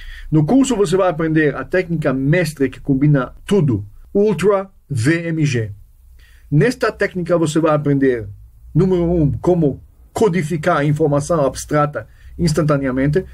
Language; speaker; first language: Portuguese; non-native, fluent; Hebrew